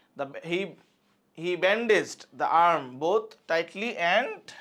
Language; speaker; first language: English; non-native, local second language; Bangla